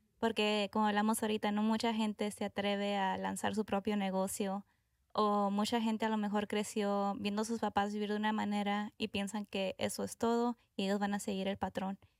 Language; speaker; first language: Spanish; early bilingual, heritage; Spanish